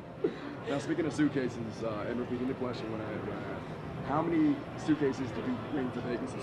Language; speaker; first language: English; native; English